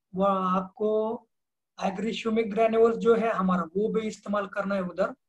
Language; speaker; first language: Hindi; non-native, local second language; Marathi